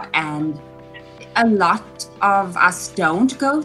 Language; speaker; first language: English; native; English